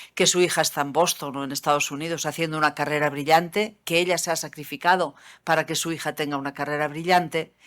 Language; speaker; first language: Spanish; non-native, local second language; Catalan